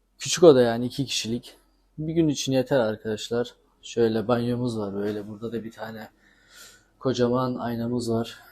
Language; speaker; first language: Turkish; early bilingual, heritage; Turkish